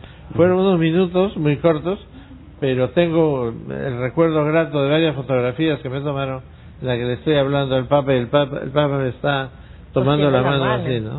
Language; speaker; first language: Spanish; native; Spanish